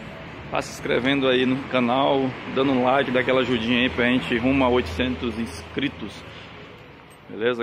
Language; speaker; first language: Portuguese; native; Portuguese